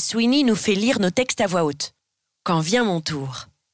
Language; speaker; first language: French; native; French